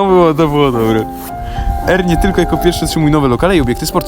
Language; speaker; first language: Polish; native; Polish